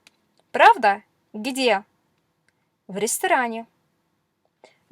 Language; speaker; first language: Russian; non-native, fluent; English